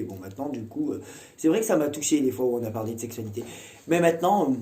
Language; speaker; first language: French; native; French